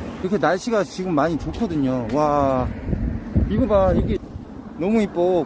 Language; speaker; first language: Korean; native; Korean